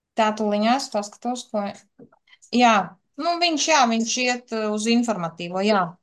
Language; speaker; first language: Latvian; native; Latvian